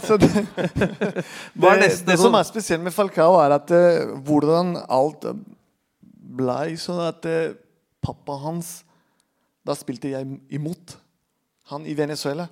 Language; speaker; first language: Norwegian; non-native, fluent; Spanish